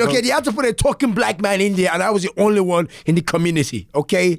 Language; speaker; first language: English; early bilingual, other home language; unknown